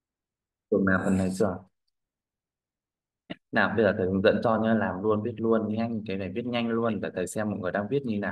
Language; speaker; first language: Vietnamese; native; Vietnamese